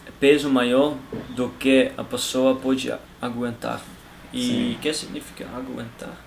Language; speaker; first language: Portuguese; non-native, learner; Dutch